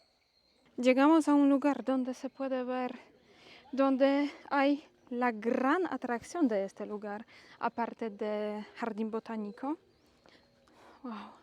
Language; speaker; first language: Spanish; non-native, learner; Polish